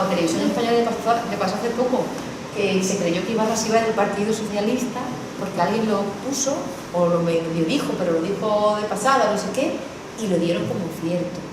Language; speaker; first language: Spanish; native; Spanish